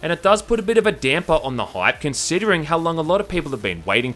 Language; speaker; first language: English; native; English